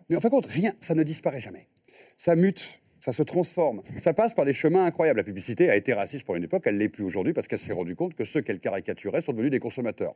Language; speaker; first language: French; native; French